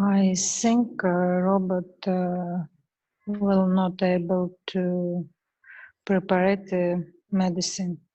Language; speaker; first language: English; non-native, learner; Russian